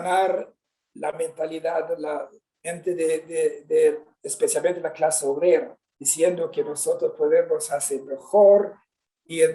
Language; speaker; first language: Spanish; non-native, fluent; Swedish